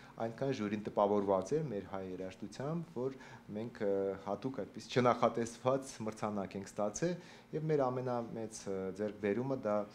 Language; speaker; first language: Armenian; native; Armenian